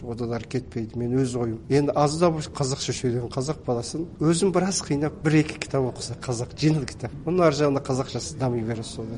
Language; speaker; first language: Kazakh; early bilingual, heritage; Kazakh